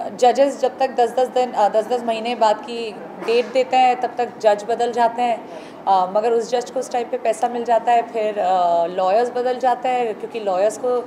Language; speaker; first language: Hindi; native; Hindi